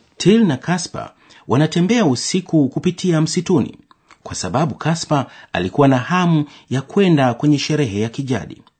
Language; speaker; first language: Swahili; native; Swahili